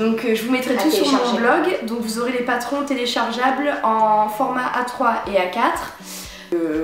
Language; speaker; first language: French; native; French